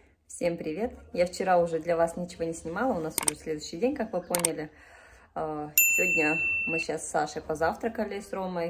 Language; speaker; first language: Russian; native; Russian